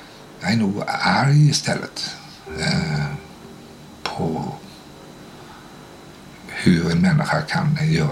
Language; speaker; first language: Swedish; native; Swedish